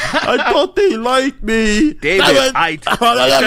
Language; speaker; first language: English; native; English